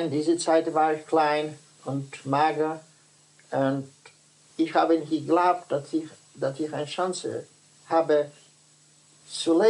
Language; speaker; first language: German; non-native, learner; Dutch